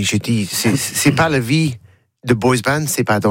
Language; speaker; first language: French; non-native, learner; English